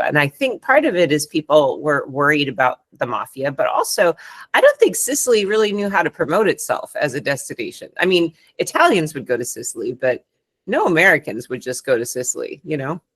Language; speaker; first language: English; non-native, fluent; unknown